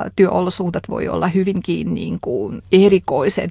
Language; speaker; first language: Finnish; non-native, fluent; Russian